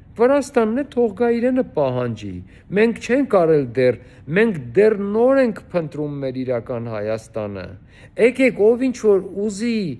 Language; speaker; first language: Armenian; native; Armenian